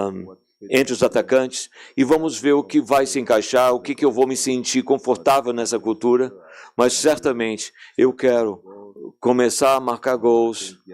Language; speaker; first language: Portuguese; non-native, fluent; Dutch